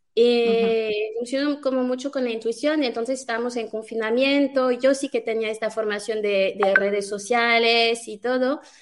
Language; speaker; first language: Spanish; non-native, fluent; French